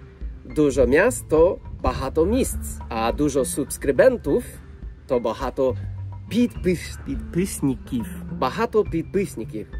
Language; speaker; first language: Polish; non-native, fluent; English